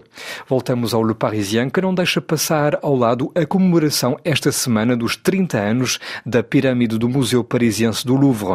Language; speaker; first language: Portuguese; native; Portuguese